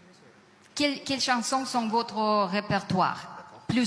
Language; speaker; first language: French; non-native, learner; Russian